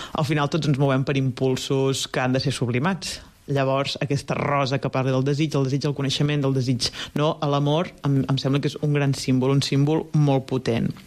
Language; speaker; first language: Catalan; native; Catalan